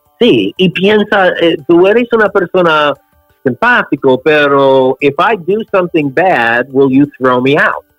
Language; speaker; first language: Spanish; non-native, learner; English